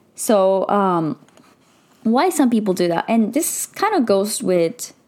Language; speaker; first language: English; early bilingual, heritage; Japanese